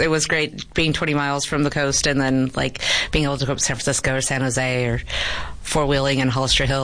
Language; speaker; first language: English; native; English